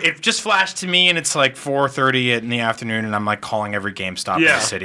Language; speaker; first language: English; early bilingual, other home language; Italian